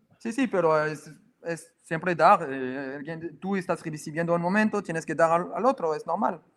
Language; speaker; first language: Spanish; non-native, fluent; French